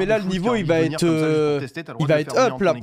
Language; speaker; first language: French; native; French